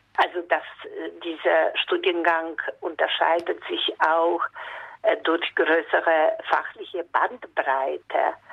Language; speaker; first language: German; non-native, fluent; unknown